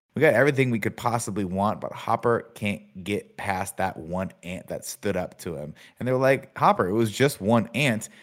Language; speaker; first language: English; native; English